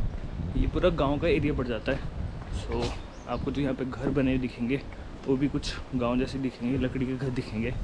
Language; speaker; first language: Hindi; native; Hindi